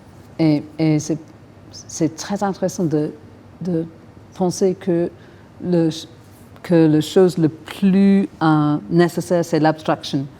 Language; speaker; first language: French; non-native, fluent; English